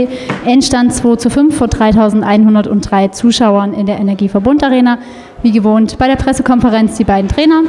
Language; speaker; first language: German; native; German